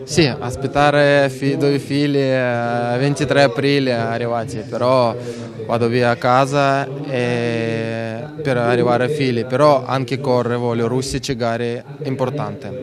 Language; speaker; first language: Italian; non-native, learner; Russian